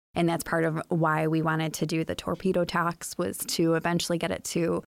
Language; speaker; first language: English; native; English